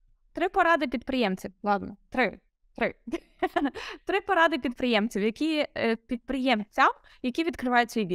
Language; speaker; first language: Ukrainian; native; Ukrainian